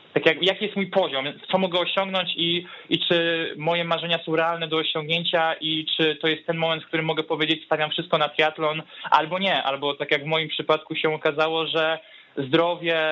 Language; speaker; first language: Polish; native; Polish